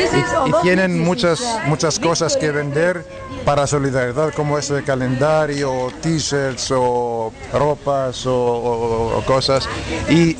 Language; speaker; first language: Spanish; non-native, fluent; Greek